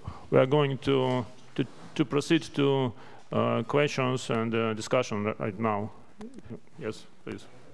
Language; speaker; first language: English; non-native, fluent; Russian